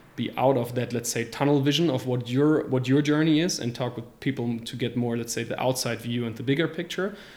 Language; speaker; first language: English; non-native, fluent; German